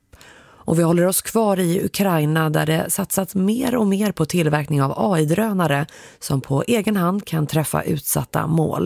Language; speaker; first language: Swedish; native; Swedish